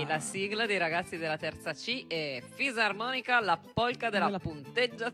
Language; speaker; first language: Italian; native; Italian